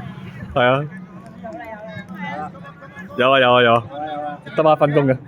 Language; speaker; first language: Cantonese; native; Cantonese